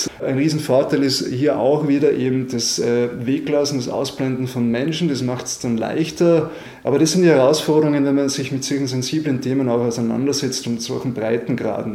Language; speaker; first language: German; native; German